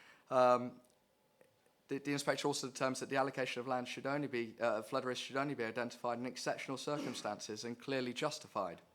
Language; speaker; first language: English; native; English